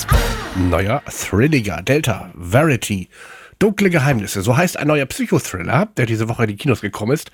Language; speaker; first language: German; native; German